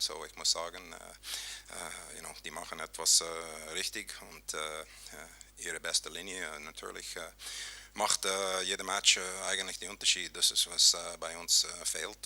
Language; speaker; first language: German; non-native, fluent; English